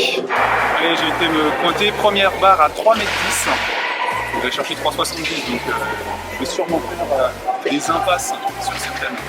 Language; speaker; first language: French; native; French